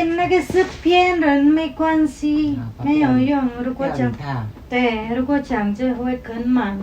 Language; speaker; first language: Chinese; non-native, learner; Indonesian